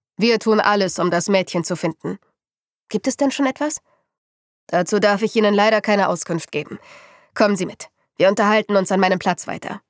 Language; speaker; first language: German; native; German